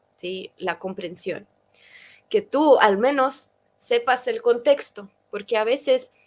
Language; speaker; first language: Spanish; non-native, fluent; Russian